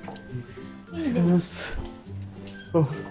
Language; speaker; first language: Japanese; non-native, learner; Hindi